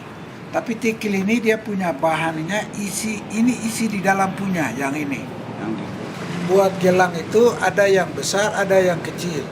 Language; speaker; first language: Indonesian; non-native, local second language; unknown